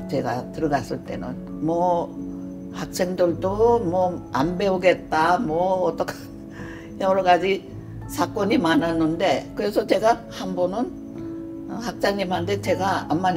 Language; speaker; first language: Korean; early bilingual, heritage; Korean